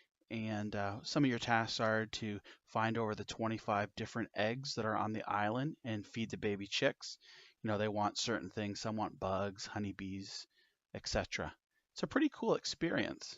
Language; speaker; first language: English; native; English